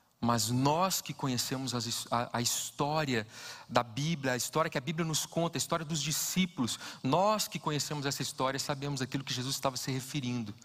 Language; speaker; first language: Portuguese; native; Portuguese